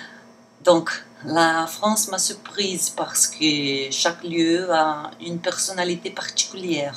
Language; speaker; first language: French; non-native, learner; Portuguese